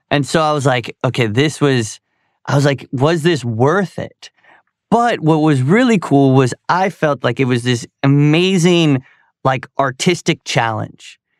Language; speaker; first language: English; native; English